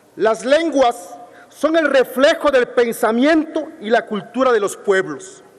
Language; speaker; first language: Spanish; non-native, local second language; Zapotec